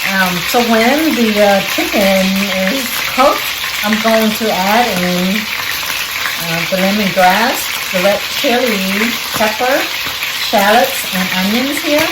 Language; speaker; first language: English; early bilingual, other home language; Vietnamese